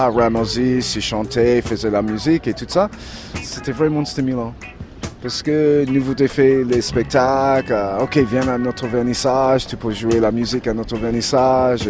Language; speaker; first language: French; non-native, learner; English